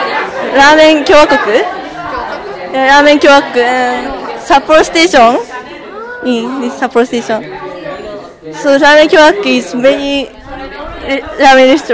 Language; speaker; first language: English; non-native, learner; Japanese